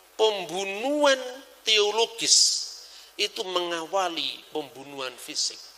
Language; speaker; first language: Indonesian; non-native, local second language; Javanese